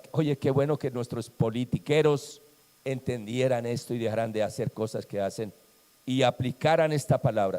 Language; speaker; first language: Spanish; native; Spanish